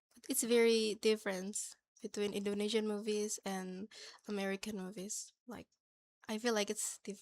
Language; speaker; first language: English; non-native, learner; Indonesian